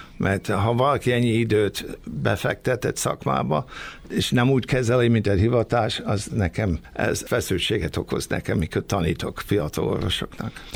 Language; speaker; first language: Hungarian; early bilingual, heritage; Hungarian